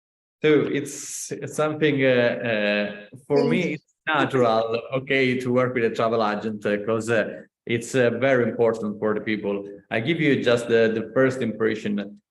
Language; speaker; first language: English; non-native, learner; Italian